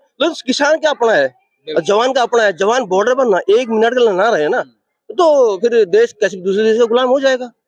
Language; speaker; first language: Hindi; native; Hindi